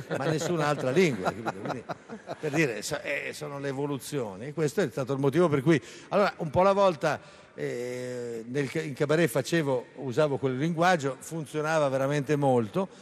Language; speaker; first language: Italian; native; Italian